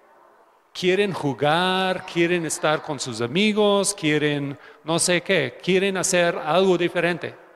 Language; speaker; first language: Spanish; non-native, fluent; English